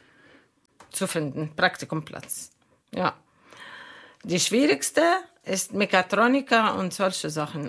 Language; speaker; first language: German; non-native, fluent; Arabic